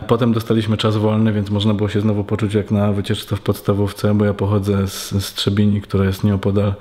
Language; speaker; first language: Polish; native; Polish